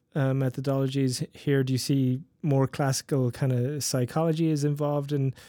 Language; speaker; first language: English; native; English